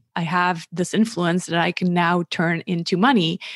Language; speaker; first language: English; non-native, fluent; German